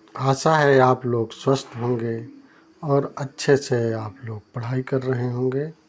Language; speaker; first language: Hindi; native; Hindi